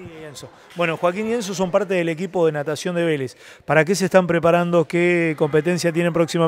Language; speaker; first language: Spanish; native; Spanish